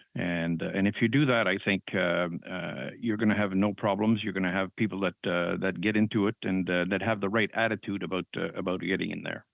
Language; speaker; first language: English; non-native, fluent; French